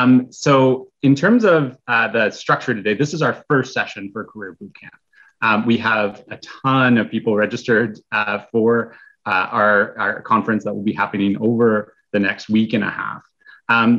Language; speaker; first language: English; native; English